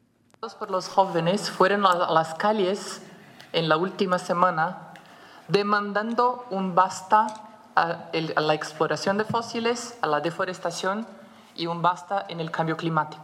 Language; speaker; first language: Spanish; non-native, fluent; Portuguese